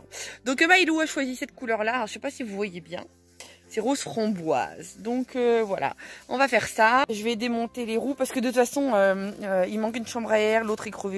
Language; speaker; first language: French; native; French